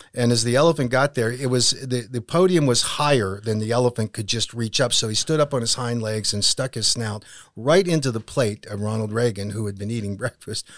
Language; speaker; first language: English; native; English